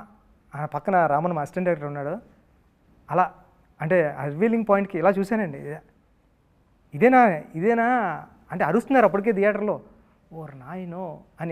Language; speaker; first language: Telugu; native; Telugu